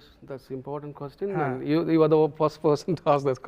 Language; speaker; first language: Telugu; non-native, learner; Tamil